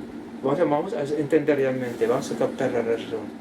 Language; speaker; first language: Spanish; non-native, learner; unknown